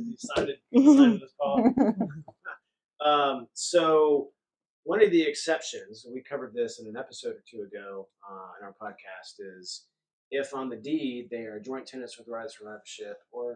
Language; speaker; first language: English; native; English